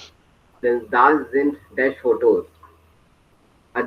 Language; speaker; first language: German; non-native, learner; Hindi